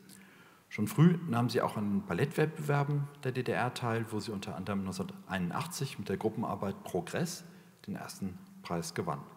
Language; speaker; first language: German; native; German